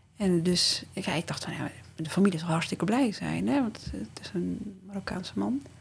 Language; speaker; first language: Dutch; early bilingual, other home language; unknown